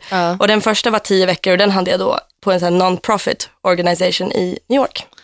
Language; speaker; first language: Swedish; early bilingual, heritage; Swedish